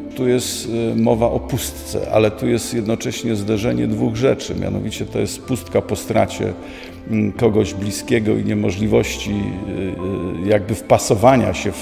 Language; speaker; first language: Polish; native; Polish